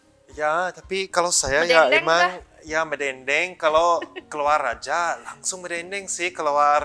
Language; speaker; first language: Indonesian; early bilingual, other home language; English